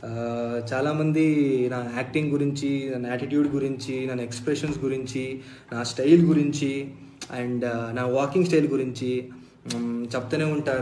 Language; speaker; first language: Telugu; non-native, fluent; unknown